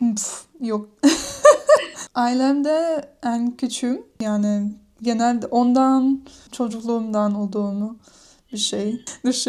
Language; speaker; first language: Turkish; non-native, learner; English